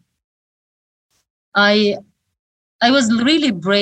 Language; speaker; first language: English; non-native, fluent; Shughni